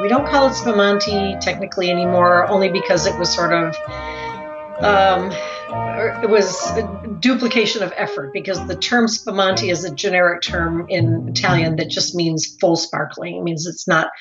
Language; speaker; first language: English; native; English